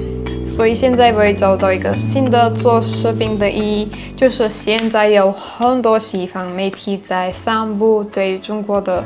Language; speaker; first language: Chinese; non-native, fluent; Slovak